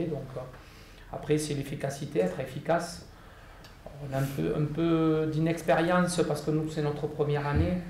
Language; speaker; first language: French; native; French